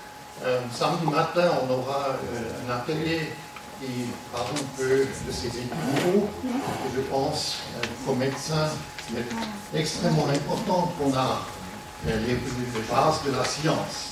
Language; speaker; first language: French; non-native, local second language; German